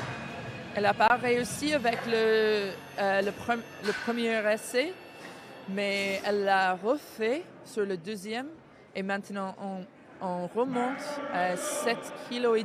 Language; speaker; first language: French; non-native, learner; English